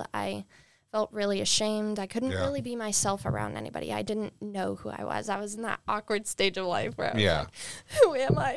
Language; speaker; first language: English; native; English